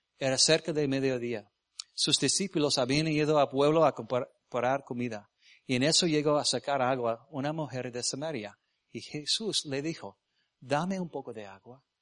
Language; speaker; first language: Spanish; early bilingual, heritage; Spanish